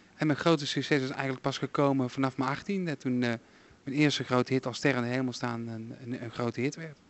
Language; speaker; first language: Dutch; native; Dutch